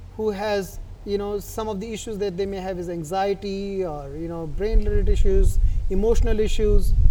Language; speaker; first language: English; non-native, local second language; Hindi